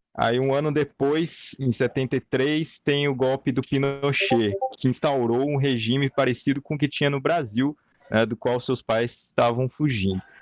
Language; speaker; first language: Portuguese; native; Portuguese